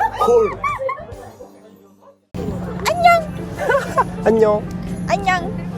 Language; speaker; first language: Korean; non-native, learner; Japanese